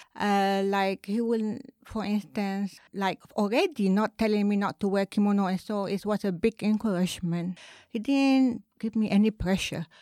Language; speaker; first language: English; non-native, fluent; Arabic